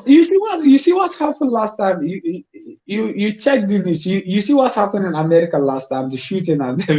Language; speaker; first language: English; non-native, fluent; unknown